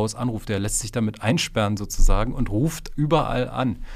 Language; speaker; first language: German; native; German